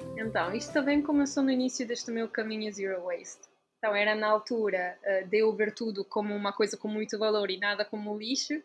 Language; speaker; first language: Portuguese; non-native, fluent; Italian